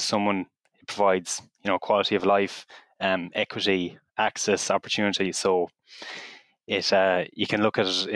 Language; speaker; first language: English; native; English